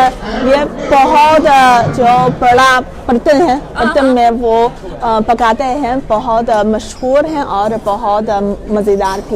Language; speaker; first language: Hindi; non-native, learner; Chinese